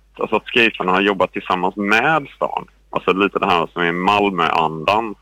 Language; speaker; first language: Swedish; native; Swedish